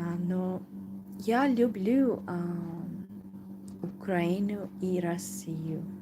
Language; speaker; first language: Russian; non-native, learner; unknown